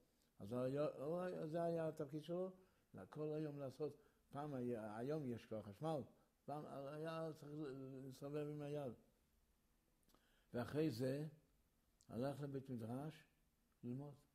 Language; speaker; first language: Hebrew; early bilingual, other home language; Yiddish